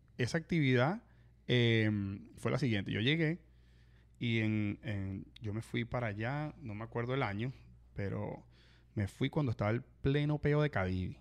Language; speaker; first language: Spanish; native; Spanish